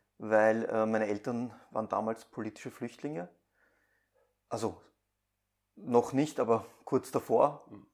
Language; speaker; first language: German; early bilingual, other home language; Persian